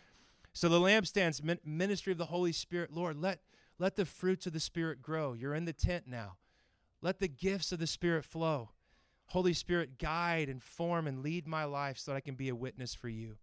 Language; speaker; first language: English; native; English